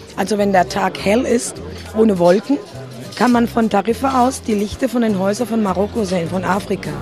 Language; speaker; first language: German; native; German